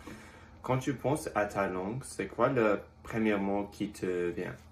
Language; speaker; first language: French; early bilingual, other home language; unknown